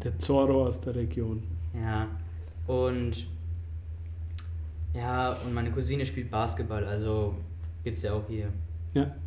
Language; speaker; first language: German; native; German